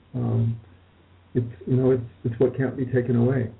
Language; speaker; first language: English; native; English